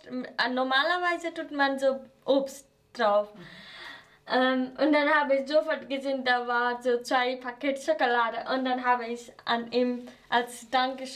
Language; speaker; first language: German; non-native, fluent; Nepali